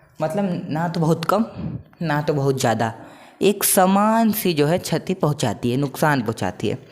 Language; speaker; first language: Hindi; non-native, local second language; Marathi